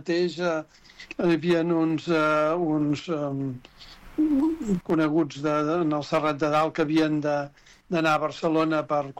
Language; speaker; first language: Catalan; native; Catalan